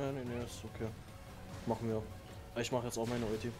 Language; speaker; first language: German; native; German